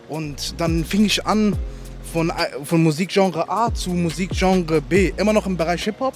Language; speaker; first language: German; early bilingual, other home language; Persian